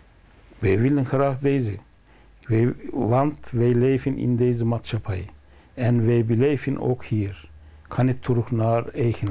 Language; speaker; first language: Dutch; non-native, learner; Turkish